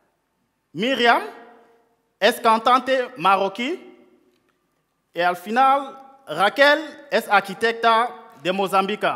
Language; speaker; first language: Spanish; non-native, fluent; French